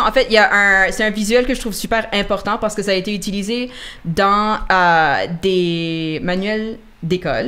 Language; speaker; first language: French; native; French